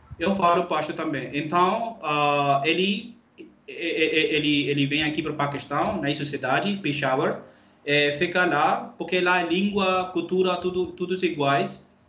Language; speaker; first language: Portuguese; non-native, learner; Urdu